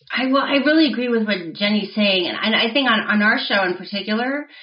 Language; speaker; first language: English; native; English